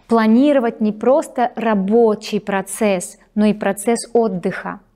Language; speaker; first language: Russian; native; Russian